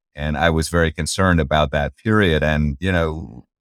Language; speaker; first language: English; native; English